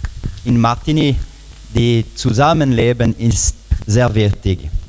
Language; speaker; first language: German; non-native, local second language; French